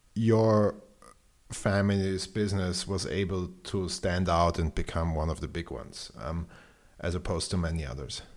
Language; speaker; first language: English; non-native, fluent; German